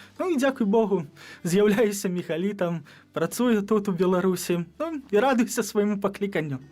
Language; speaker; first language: Belarusian; native; Belarusian